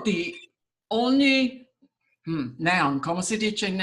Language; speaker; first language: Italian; non-native, learner; English